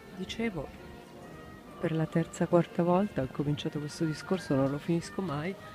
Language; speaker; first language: Italian; native; Italian